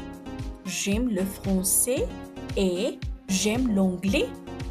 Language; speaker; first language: French; non-native, fluent; Amharic